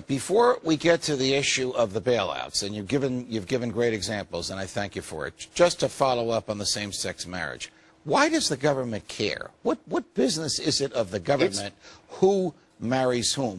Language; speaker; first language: English; native; English